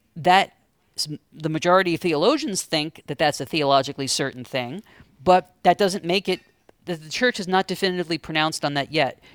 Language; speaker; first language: English; native; English